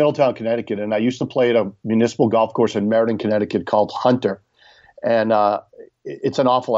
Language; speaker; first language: English; native; English